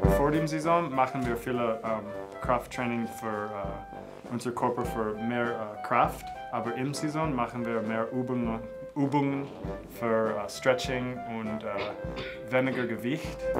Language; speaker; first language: German; non-native, fluent; English